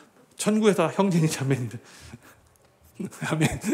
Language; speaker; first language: Korean; native; Korean